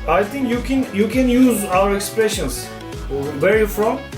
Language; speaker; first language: English; non-native, fluent; Turkish